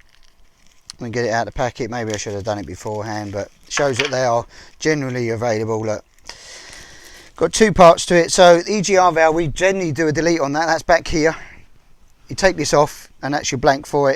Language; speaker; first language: English; native; English